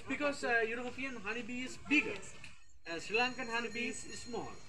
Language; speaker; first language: English; non-native, fluent; Sinhala